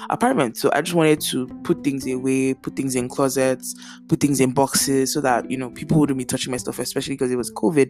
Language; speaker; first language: English; non-native, local second language; Yoruba